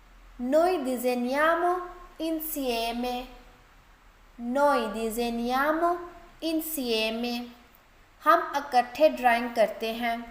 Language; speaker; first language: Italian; non-native, fluent; Urdu